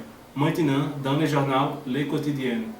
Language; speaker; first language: French; non-native, learner; Portuguese